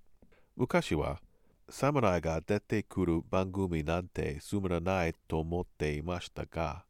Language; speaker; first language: Japanese; non-native, learner; English